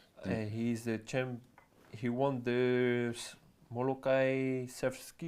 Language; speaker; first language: English; non-native, learner; French